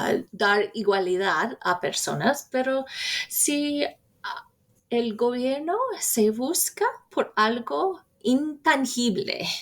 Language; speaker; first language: Spanish; non-native, fluent; English